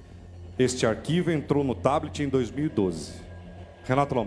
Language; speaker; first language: Portuguese; native; Portuguese